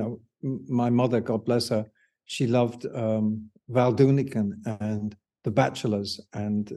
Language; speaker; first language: English; native; English